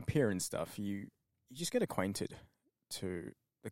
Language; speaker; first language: English; native; English